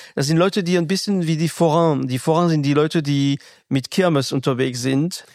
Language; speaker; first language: German; non-native, fluent; French